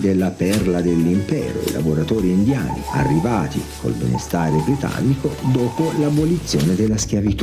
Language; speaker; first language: Italian; native; Italian